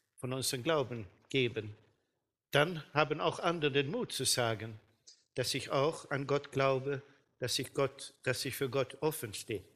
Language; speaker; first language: German; non-native, fluent; Swedish